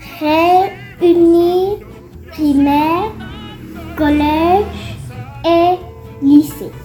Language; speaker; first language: French; non-native, learner; Spanish